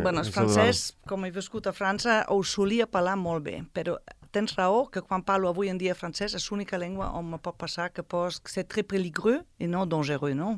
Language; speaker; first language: Catalan; non-native, fluent; German